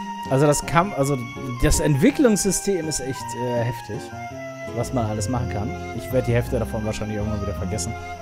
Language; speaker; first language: German; native; German